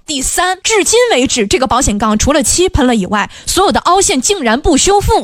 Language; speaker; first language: Chinese; native; Chinese